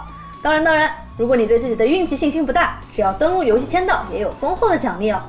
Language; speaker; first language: Chinese; native; Chinese